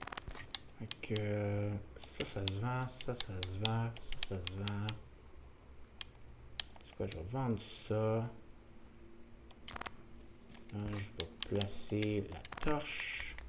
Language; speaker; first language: French; native; French